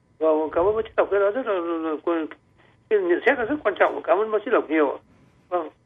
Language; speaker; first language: Vietnamese; native; Vietnamese